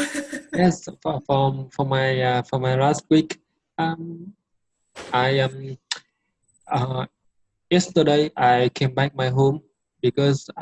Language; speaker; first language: English; non-native, learner; Vietnamese